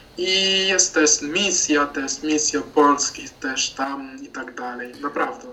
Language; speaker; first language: Polish; non-native, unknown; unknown